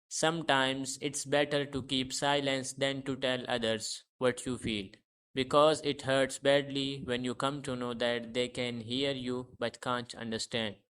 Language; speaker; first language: English; non-native, local second language; Urdu